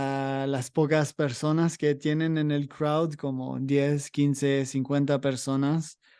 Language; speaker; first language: Spanish; non-native, learner; English